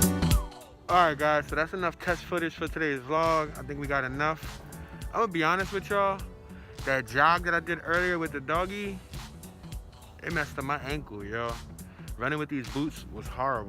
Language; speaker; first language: English; native; English